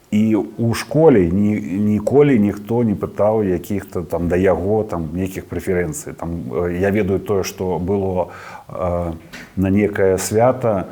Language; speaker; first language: Belarusian; non-native, local second language; Russian